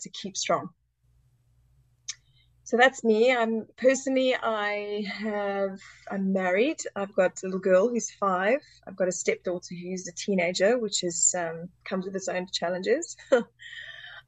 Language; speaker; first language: English; native; English